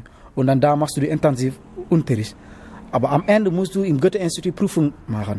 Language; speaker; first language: German; non-native, learner; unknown